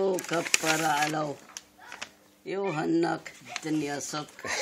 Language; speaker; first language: Hebrew; non-native, fluent; Arabic